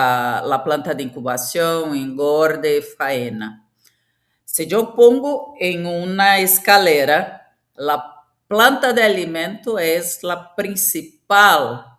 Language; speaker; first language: Spanish; non-native, fluent; Portuguese